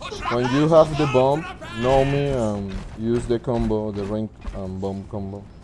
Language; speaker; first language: English; non-native, learner; Spanish